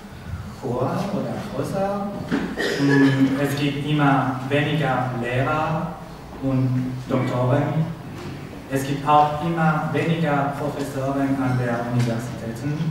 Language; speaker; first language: German; non-native, learner; Spanish